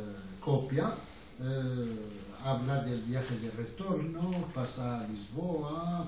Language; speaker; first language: Spanish; non-native, fluent; Arabic